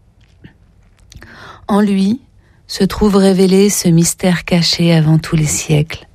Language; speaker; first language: French; native; French